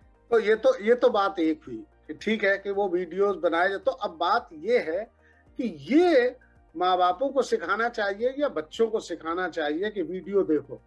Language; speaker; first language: Hindi; native; Hindi